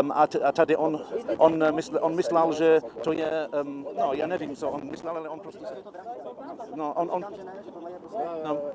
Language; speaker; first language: Czech; non-native, learner; Polish